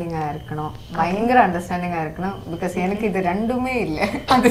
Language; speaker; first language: Tamil; non-native, local second language; Malayalam